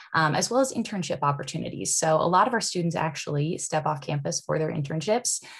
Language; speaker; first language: English; native; English